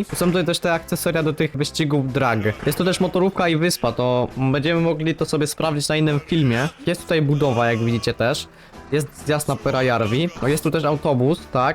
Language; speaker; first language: Polish; native; Polish